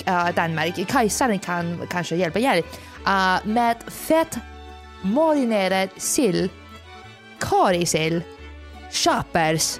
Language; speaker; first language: Swedish; non-native, learner; Danish